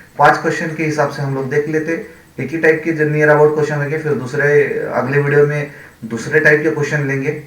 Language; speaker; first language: Hindi; non-native, local second language; Marathi